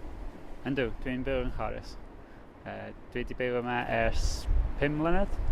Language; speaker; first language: Welsh; non-native, learner; English